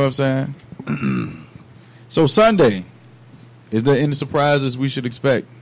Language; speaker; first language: English; native; English